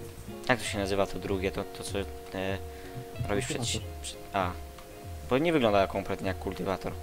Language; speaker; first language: Polish; native; Polish